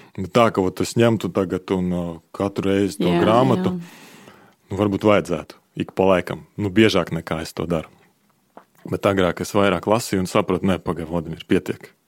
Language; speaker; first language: Latvian; non-native, local second language; Russian